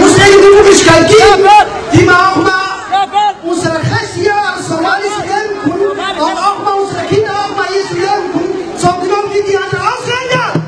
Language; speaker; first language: German; non-native, learner; Somali